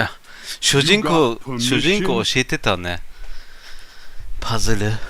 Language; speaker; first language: Japanese; non-native, learner; German